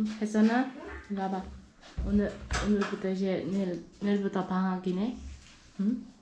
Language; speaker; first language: Korean; non-native, learner; Uzbek